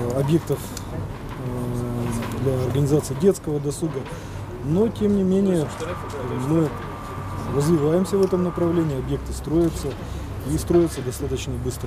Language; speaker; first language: Russian; native; Russian